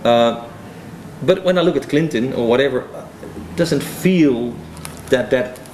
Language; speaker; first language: English; non-native, fluent; Dutch